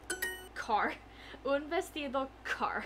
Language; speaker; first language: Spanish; non-native, learner; English